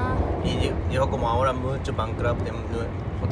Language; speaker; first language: Spanish; non-native, learner; Japanese